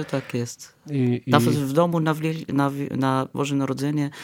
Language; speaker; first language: Polish; non-native, fluent; Arabic